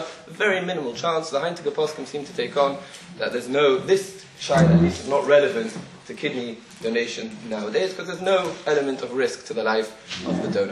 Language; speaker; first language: English; native; English